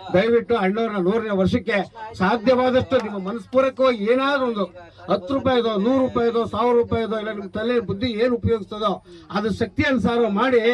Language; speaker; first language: Kannada; native; Kannada